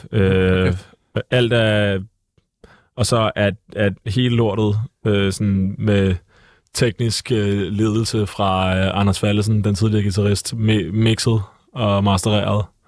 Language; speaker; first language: Danish; native; Danish